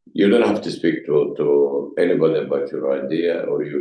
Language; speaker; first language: English; non-native, fluent; Arabic